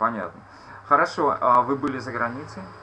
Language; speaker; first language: Russian; native; Russian